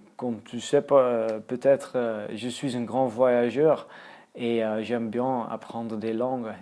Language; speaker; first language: French; non-native, fluent; Dutch